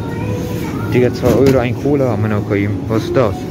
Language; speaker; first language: German; early bilingual, other home language; Turkish